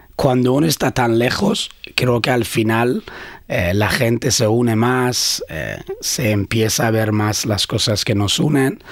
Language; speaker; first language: Spanish; non-native, fluent; Swedish